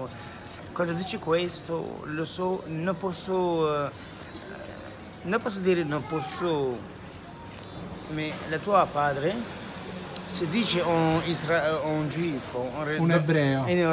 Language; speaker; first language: Italian; non-native, learner; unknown